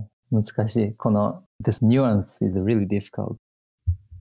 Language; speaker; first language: English; non-native, fluent; Japanese